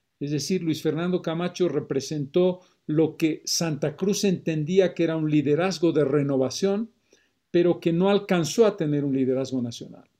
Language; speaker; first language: Spanish; native; Spanish